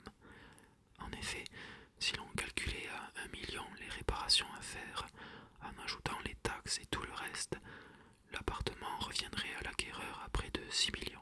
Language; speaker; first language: French; native; French